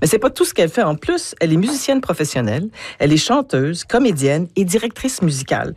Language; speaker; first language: French; native; French